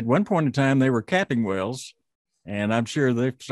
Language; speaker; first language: English; native; English